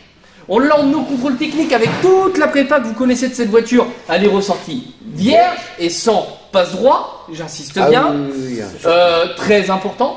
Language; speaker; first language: French; native; French